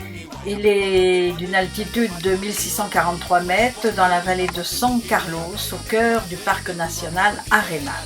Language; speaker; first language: French; native; French